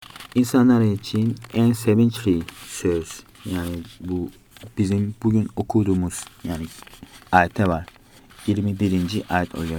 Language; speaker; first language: Turkish; non-native, fluent; Korean